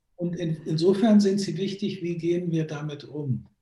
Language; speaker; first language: German; native; German